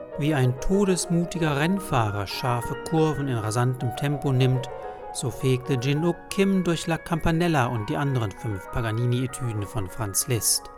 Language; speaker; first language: German; native; German